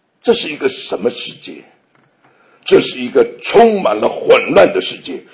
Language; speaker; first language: Chinese; native; Chinese